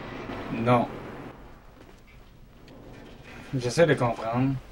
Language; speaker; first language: French; native; French